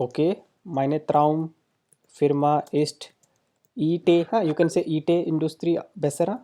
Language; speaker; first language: German; non-native, fluent; Hindi